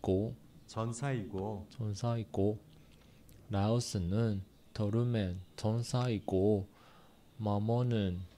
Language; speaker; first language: Korean; non-native, learner; Chinese